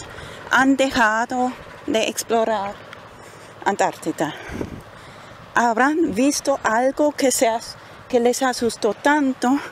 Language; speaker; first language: Spanish; non-native, fluent; German